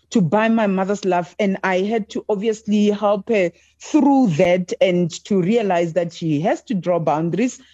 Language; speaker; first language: English; non-native, local second language; Southern Sotho